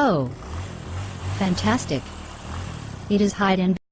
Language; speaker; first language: English; non-native, learner; Khmer